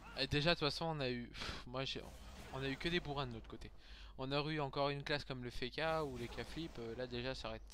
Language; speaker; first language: French; native; French